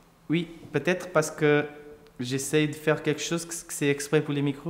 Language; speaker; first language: French; non-native, fluent; Portuguese